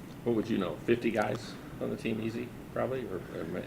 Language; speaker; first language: English; native; English